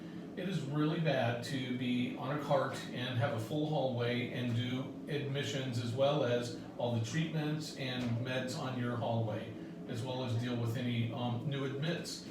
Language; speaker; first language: English; native; English